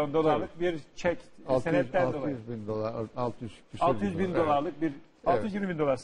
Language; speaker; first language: Turkish; native; Turkish